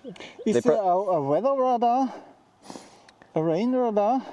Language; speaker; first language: English; non-native, fluent; German